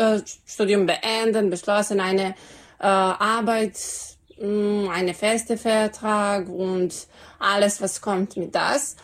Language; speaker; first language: German; non-native, learner; Serbian